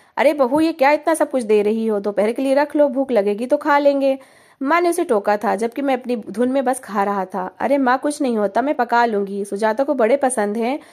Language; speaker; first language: Hindi; native; Hindi